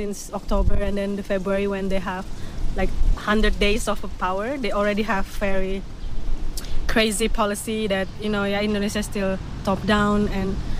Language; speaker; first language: English; non-native, fluent; Indonesian